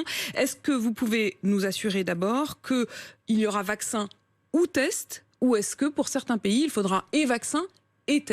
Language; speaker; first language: French; native; French